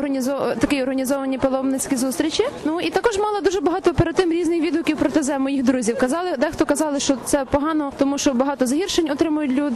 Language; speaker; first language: Ukrainian; native; Ukrainian